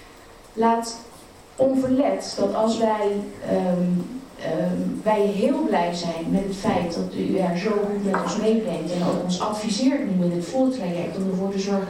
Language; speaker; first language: Dutch; native; Dutch